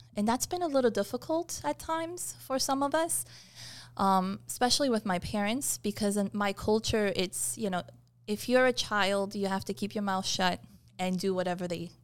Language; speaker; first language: English; early bilingual, other home language; Persian